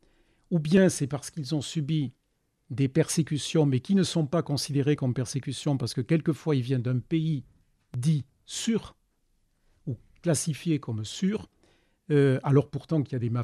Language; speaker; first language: French; native; French